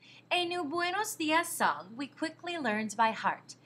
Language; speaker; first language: English; native; English